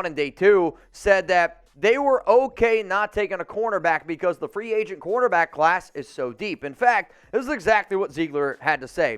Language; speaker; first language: English; native; English